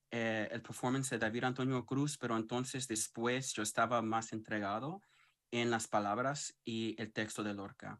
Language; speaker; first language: Spanish; early bilingual, heritage; English